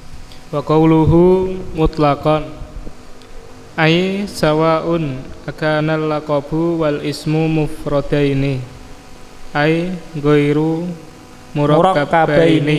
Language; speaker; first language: Arabic; non-native, learner; Indonesian